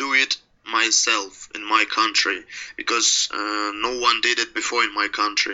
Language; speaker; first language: English; non-native, learner; Russian